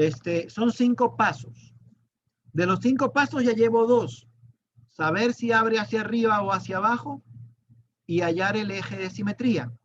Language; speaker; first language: Spanish; native; Spanish